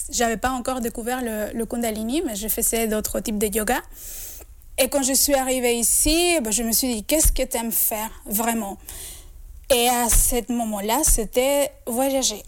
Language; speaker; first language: French; non-native, fluent; Spanish